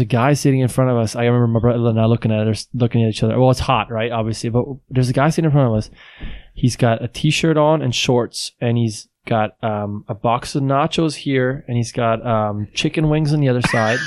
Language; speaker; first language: English; non-native, fluent; Swiss German